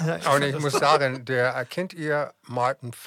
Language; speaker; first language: German; non-native, fluent; English